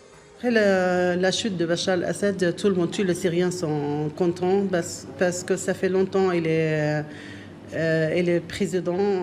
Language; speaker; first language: French; non-native, learner; Arabic